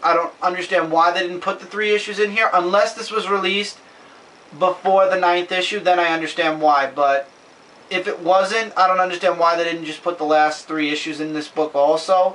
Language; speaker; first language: English; native; English